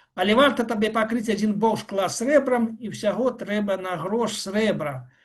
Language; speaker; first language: Belarusian; non-native, local second language; Russian